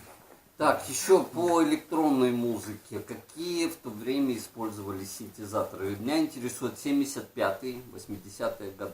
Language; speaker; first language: Russian; native; Russian